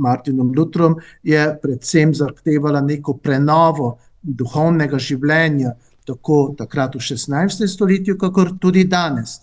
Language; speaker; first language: Slovenian; native; Slovenian